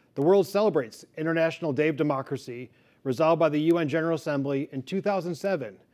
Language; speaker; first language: English; native; English